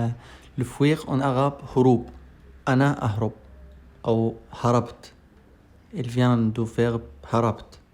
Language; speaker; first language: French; non-native, learner; Arabic